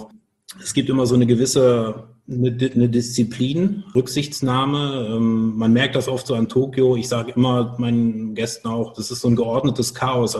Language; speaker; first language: German; native; German